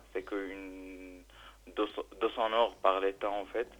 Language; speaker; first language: French; non-native, learner; Arabic